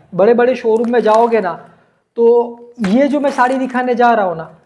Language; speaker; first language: Hindi; non-native, local second language; Gujarati